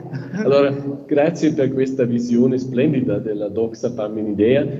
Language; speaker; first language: Italian; non-native, fluent; German